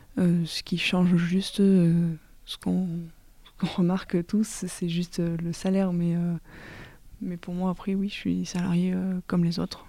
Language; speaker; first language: French; native; French